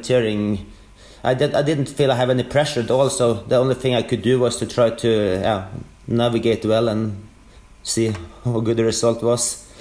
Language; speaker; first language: English; non-native, fluent; Norwegian